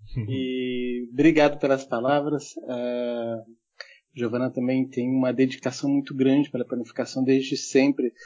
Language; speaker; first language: Portuguese; early bilingual, heritage; German